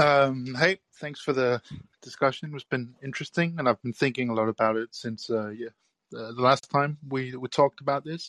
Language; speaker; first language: English; non-native, fluent; Danish